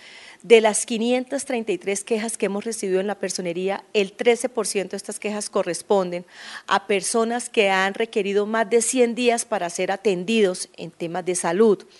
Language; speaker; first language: Spanish; native; Spanish